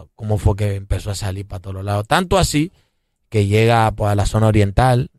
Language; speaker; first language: Spanish; native; Spanish